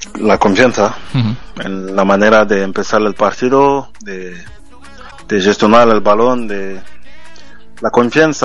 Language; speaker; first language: Spanish; non-native, fluent; French